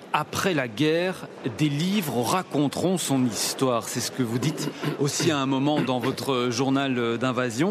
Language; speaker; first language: French; native; French